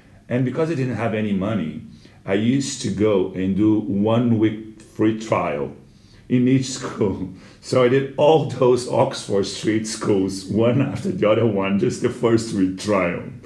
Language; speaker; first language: English; non-native, fluent; Portuguese